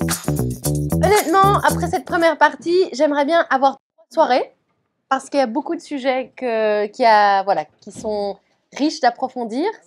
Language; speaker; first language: French; native; French